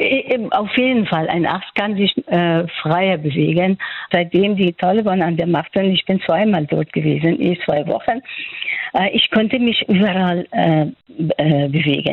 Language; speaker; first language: German; non-native, fluent; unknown